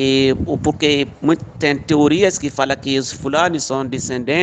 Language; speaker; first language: Portuguese; non-native, local second language; Fula